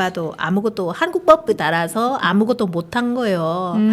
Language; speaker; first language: Korean; non-native, learner; Vietnamese